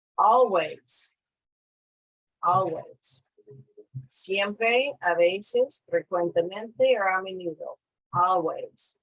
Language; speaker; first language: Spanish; non-native, fluent; English